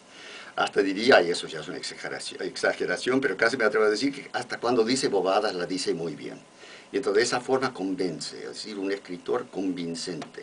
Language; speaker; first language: Spanish; non-native, fluent; English